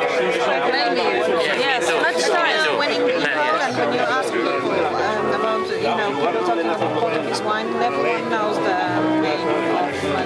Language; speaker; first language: English; non-native, fluent; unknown